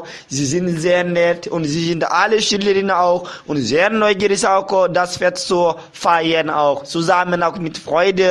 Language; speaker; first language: German; non-native, learner; Bambara